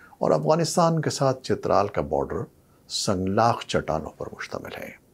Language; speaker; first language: Urdu; native; Urdu